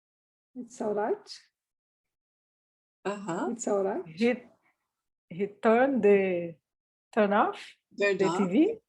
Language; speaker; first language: English; non-native, learner; Portuguese